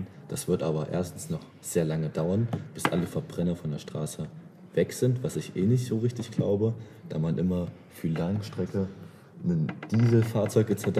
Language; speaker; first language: German; native; German